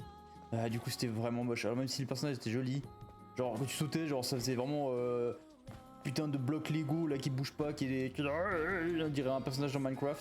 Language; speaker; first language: French; native; French